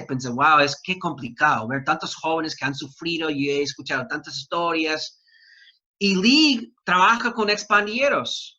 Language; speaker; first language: Spanish; non-native, fluent; English